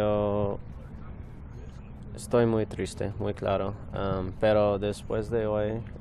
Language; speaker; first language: Spanish; non-native, learner; English